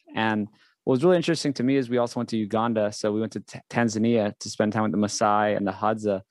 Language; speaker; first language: English; native; English